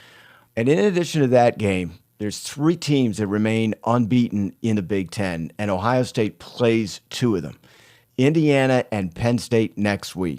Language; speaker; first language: English; native; English